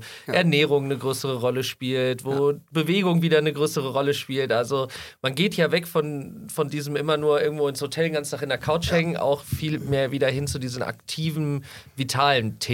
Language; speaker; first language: German; native; German